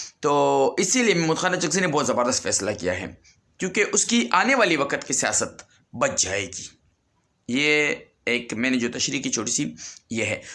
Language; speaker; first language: Urdu; non-native, local second language; Pashto